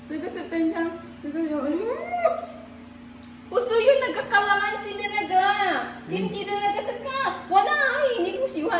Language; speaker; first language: Chinese; non-native, learner; Filipino